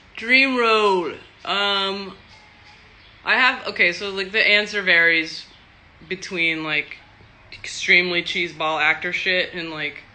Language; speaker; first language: English; native; English